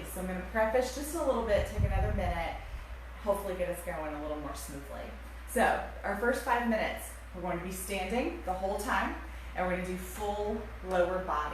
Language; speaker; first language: English; native; English